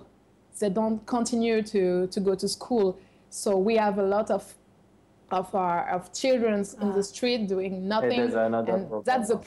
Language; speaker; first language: English; non-native, fluent; French